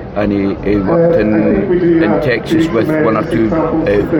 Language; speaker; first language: English; native; English